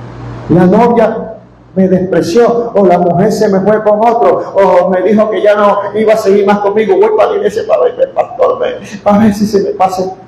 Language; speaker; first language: Spanish; native; Spanish